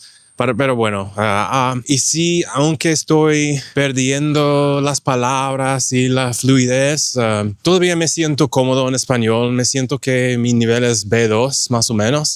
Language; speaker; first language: Spanish; non-native, fluent; English